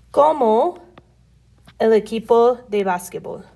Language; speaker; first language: Spanish; non-native, fluent; English